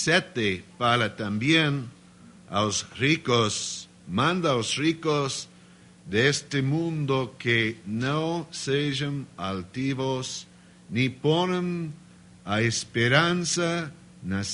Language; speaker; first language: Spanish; non-native, learner; Portuguese